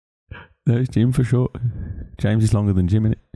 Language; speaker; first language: English; native; English